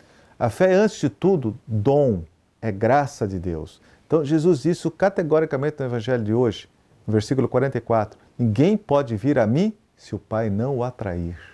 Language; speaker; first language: Portuguese; native; Portuguese